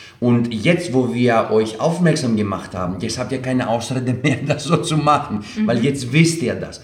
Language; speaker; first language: German; non-native, fluent; Greek